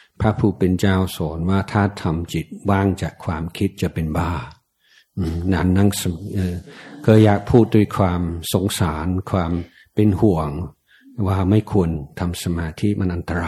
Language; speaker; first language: Thai; non-native, fluent; English